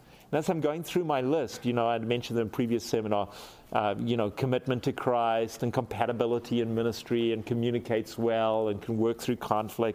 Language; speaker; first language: English; native; English